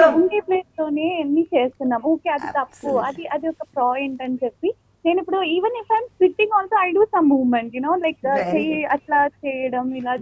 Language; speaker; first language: Telugu; non-native, local second language; Malayalam